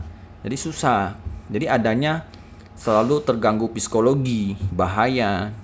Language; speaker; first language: Indonesian; native; Indonesian